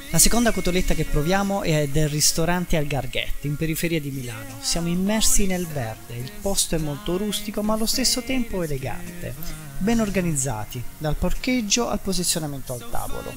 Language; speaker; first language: Italian; native; Italian